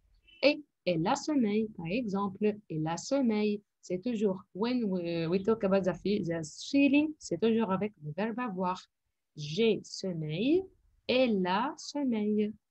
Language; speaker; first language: French; non-native, fluent; Arabic